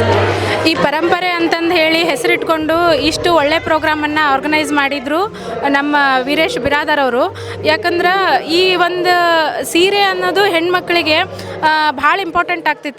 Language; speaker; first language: Kannada; native; Kannada